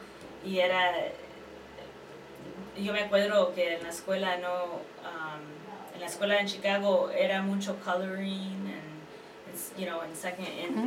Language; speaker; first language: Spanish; early bilingual, heritage; Spanish